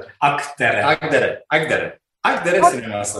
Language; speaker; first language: Turkish; non-native, learner; Albanian